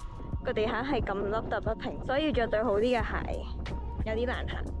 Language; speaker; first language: Cantonese; native; Cantonese